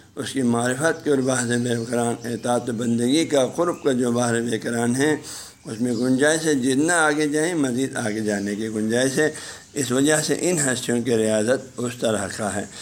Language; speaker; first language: Urdu; non-native, local second language; Balti